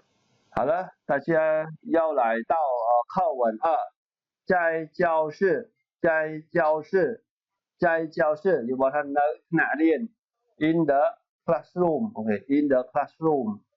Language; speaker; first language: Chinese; non-native, fluent; Khmer